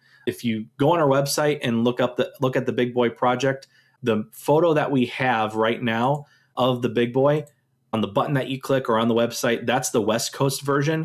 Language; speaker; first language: English; native; English